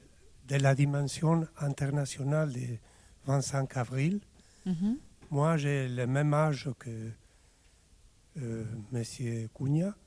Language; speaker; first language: French; non-native, fluent; Spanish